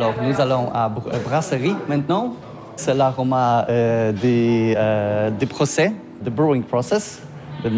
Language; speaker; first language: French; non-native, learner; Polish